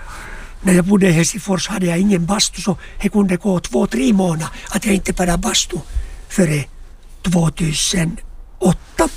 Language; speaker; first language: Swedish; non-native, local second language; Finnish